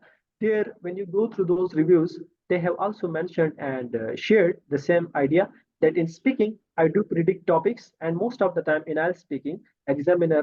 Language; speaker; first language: English; non-native, fluent; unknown